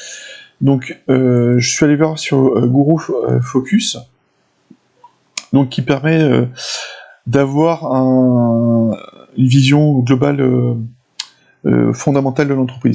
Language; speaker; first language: French; native; French